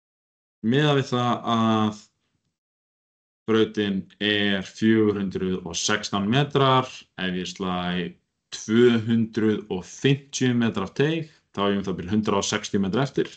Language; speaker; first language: Icelandic; native; Icelandic